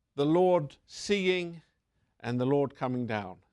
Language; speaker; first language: English; native; English